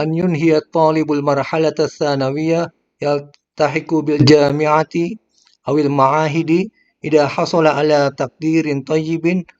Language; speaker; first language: Arabic; non-native, fluent; Indonesian